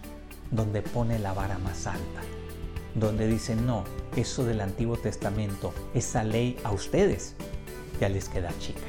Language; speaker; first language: Spanish; native; Spanish